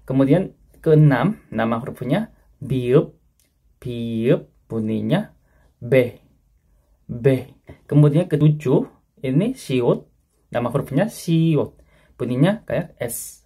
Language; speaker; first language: Indonesian; non-native, fluent; Korean